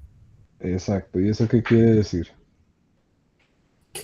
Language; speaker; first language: Spanish; native; Spanish